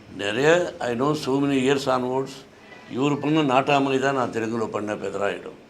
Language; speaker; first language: Tamil; non-native, learner; Telugu